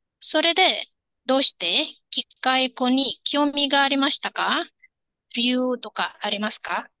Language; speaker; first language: Japanese; non-native, fluent; Indonesian